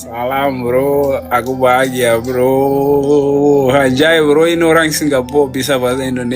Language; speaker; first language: Indonesian; non-native, learner; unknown